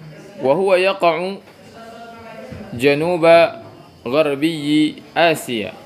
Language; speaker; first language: Arabic; non-native, fluent; Sundanese